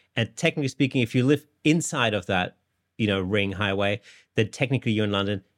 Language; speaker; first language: English; non-native, fluent; German